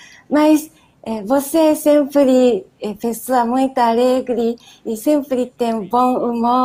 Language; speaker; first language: Portuguese; non-native, learner; Japanese